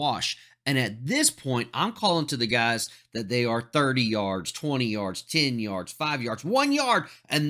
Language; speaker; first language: English; native; English